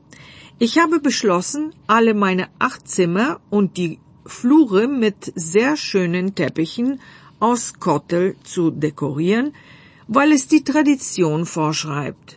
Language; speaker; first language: German; non-native, fluent; Bulgarian